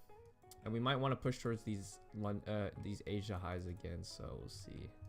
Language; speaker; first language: English; native; English